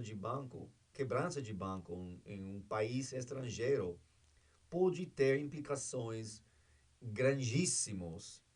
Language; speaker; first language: Portuguese; non-native, learner; English